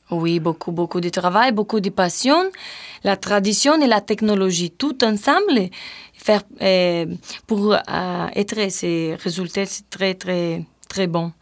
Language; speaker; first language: French; non-native, learner; Italian